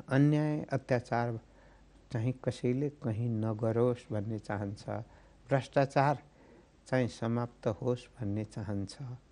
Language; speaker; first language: Nepali; native; Nepali